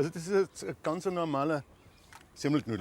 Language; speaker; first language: German; native; German